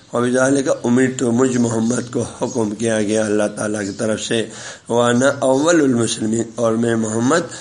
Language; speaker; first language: Urdu; non-native, local second language; Balti